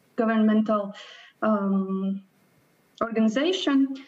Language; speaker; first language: English; non-native, fluent; Latvian